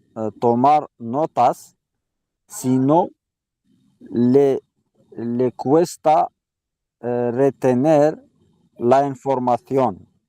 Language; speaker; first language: Spanish; non-native, learner; Arabic